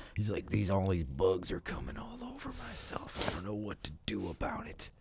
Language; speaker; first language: English; native; English